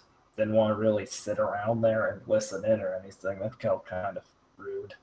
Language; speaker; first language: English; native; English